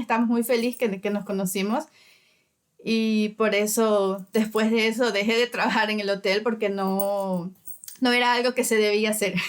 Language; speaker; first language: Spanish; early bilingual, heritage; Spanish